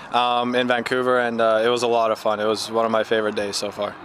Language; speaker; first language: English; early bilingual, other home language; Slovak